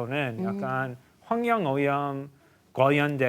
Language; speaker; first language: Korean; non-native, fluent; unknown